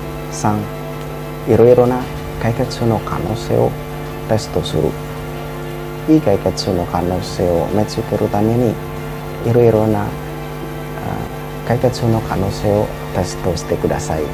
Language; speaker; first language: Japanese; non-native, learner; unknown